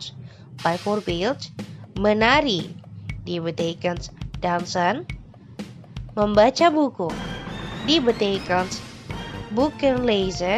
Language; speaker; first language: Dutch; non-native, fluent; Indonesian